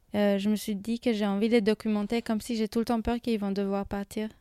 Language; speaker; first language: French; non-native, fluent; Hebrew